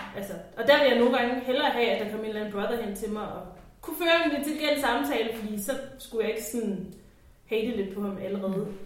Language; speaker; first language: Danish; early bilingual, other home language; English